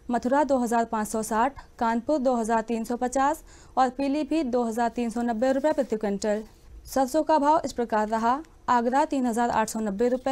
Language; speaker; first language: Hindi; native; Hindi